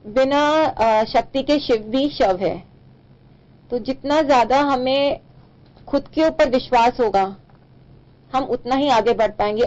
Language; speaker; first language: Hindi; native; Hindi